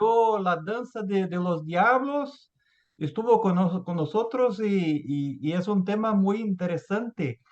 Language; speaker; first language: Spanish; non-native, fluent; Portuguese